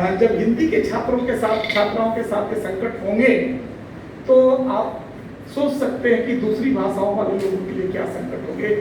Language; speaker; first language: Hindi; native; Hindi